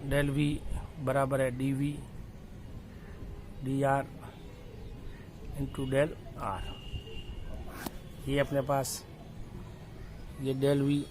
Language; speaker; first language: Hindi; native; Hindi